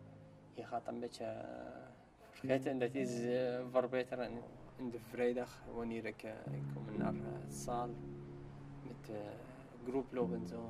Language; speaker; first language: Dutch; non-native, learner; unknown